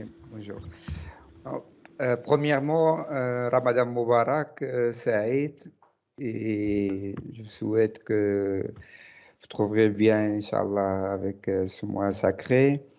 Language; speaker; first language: French; non-native, learner; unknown